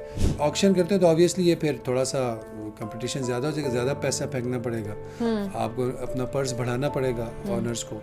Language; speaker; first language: Urdu; native; Urdu